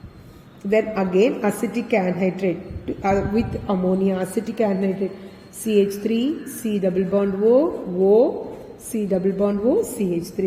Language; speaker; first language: English; non-native, local second language; Tamil